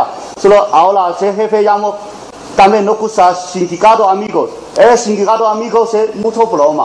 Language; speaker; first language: Spanish; non-native, learner; Chinese